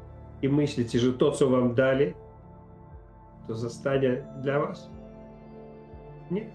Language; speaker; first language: Polish; non-native, fluent; Ukrainian